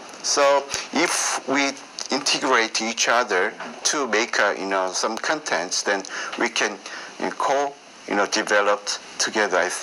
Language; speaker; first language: English; non-native, learner; Korean